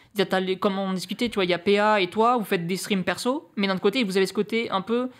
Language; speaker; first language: French; native; French